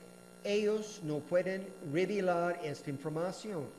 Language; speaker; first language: Spanish; non-native, learner; English